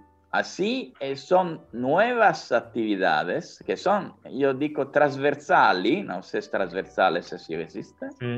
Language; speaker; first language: Spanish; non-native, fluent; Italian